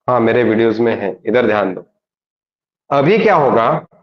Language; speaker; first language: Hindi; non-native, local second language; Marathi